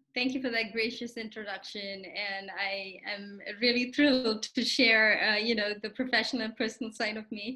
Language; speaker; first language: English; non-native, local second language; Telugu